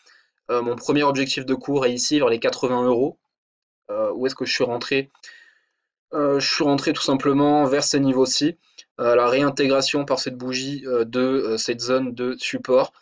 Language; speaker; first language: French; native; French